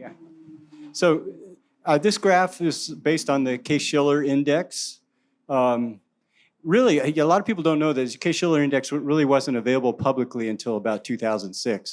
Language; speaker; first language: English; native; English